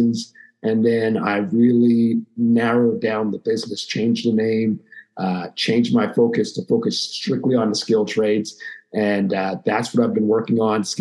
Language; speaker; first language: English; native; English